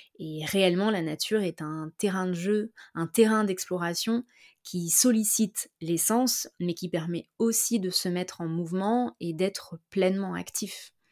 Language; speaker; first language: French; native; French